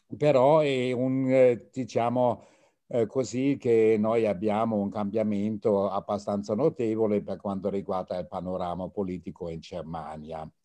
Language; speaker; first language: Italian; non-native, fluent; German